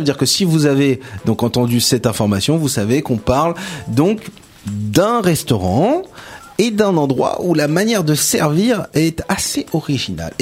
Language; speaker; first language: French; native; French